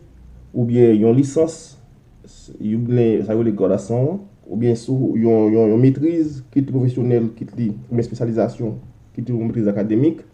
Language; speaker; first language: French; non-native, local second language; Haitian Creole